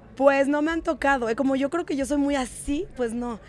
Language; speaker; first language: Spanish; native; Spanish